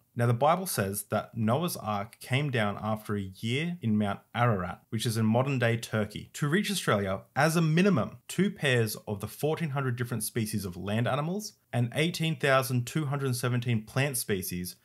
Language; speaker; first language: English; native; English